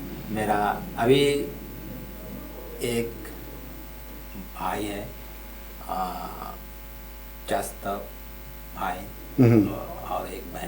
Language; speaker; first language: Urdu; early bilingual, heritage; Bangla